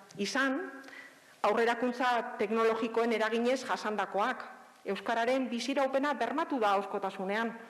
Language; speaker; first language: Basque; native; Basque